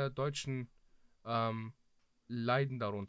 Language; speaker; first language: German; early bilingual, other home language; Greek